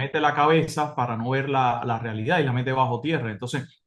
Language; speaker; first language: Spanish; native; Spanish